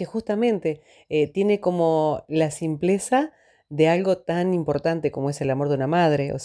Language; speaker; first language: Spanish; native; Spanish